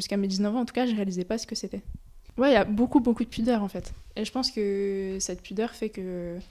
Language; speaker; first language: French; native; French